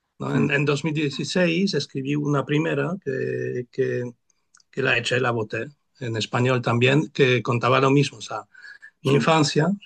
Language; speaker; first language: Spanish; non-native, fluent; Polish